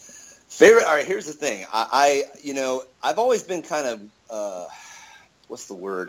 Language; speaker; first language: English; native; English